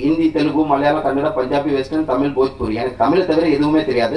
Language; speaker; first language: Tamil; native; Tamil